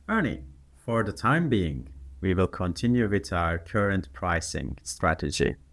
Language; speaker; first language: English; non-native, fluent; Turkish